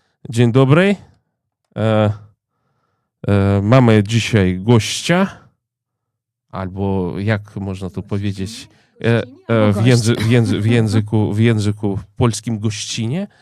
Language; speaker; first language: Polish; non-native, fluent; Russian